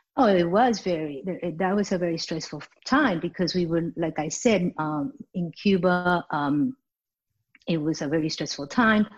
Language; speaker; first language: English; early bilingual, other home language; Spanish